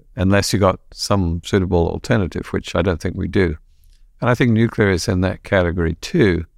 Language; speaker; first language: English; native; English